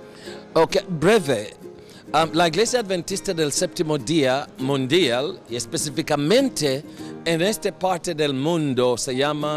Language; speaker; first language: Spanish; non-native, fluent; English